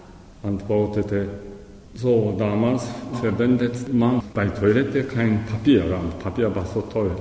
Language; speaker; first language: German; non-native, learner; Japanese